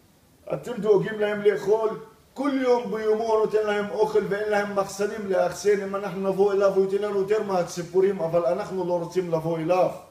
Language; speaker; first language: Hebrew; non-native, local second language; Arabic